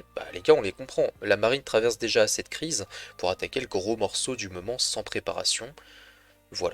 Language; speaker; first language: French; native; French